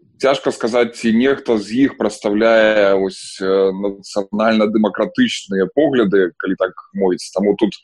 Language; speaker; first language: Belarusian; non-native, local second language; Russian